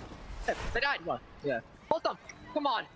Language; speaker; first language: English; native; English